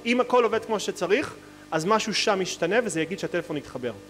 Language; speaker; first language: Hebrew; native; Hebrew